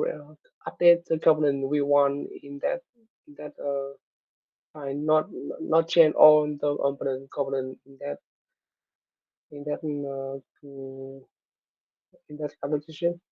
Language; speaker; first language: English; non-native, learner; Vietnamese